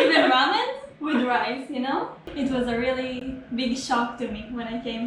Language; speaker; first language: English; non-native, fluent; Hebrew